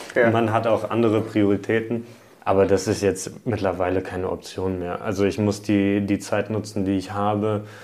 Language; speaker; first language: German; early bilingual, other home language; Hungarian